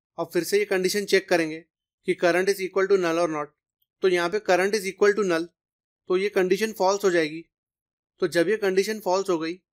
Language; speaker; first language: Hindi; native; Hindi